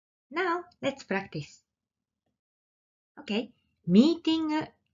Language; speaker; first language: English; non-native, fluent; Japanese